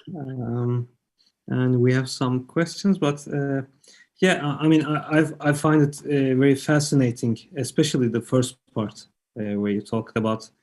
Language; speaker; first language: English; non-native, fluent; Turkish